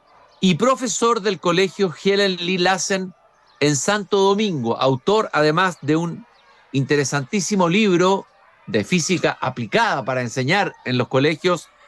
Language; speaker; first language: Spanish; native; Spanish